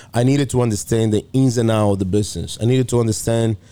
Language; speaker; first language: English; non-native, fluent; Spanish